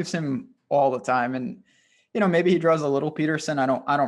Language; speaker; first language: English; native; English